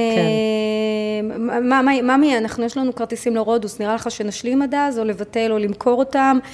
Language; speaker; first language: Hebrew; early bilingual, other home language; Arabic